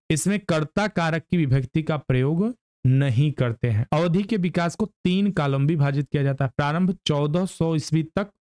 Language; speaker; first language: Hindi; native; Hindi